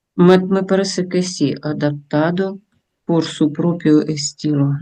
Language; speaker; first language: Spanish; non-native, learner; Russian